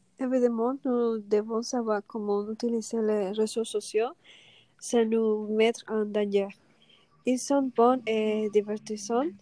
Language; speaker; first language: French; non-native, learner; Spanish